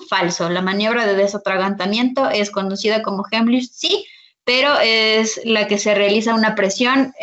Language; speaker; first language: Spanish; native; Spanish